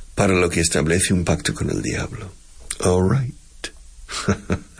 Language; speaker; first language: Spanish; non-native, fluent; English